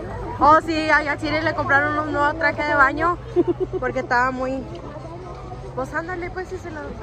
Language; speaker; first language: Spanish; early bilingual, other home language; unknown